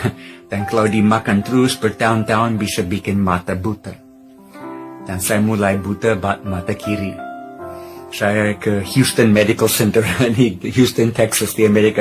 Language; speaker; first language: Indonesian; non-native, fluent; English